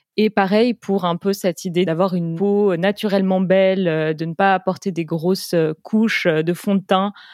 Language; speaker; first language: French; native; French